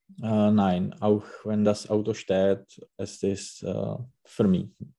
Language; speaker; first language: German; non-native, learner; Czech